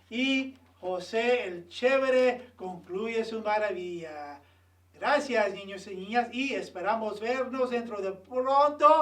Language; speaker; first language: Spanish; early bilingual, other home language; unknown